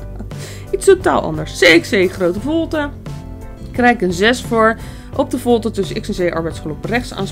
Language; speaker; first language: Dutch; native; Dutch